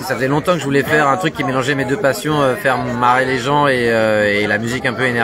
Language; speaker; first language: French; native; French